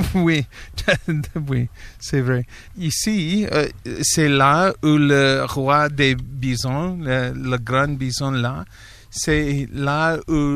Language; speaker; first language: French; non-native, learner; English